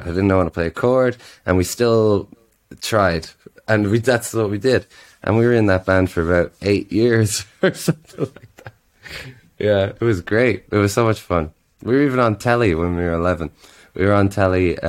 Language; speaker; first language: English; native; English